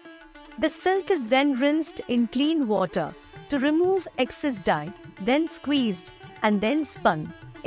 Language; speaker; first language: English; non-native, local second language; Marathi